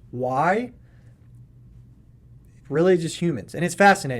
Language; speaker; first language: English; native; English